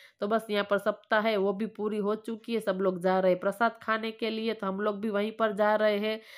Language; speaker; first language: Hindi; non-native, local second language; Gujarati